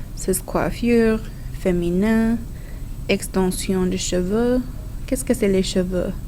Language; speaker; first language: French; non-native, fluent; English